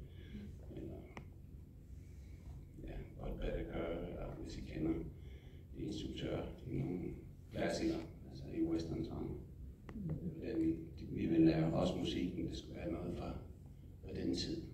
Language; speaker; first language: Danish; non-native, fluent; English